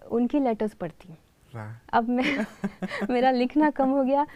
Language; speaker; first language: Hindi; native; Hindi